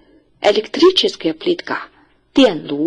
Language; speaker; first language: Russian; non-native, fluent; Chinese